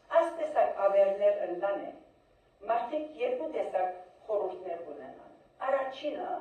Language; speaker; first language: Armenian; early bilingual, heritage; Armenian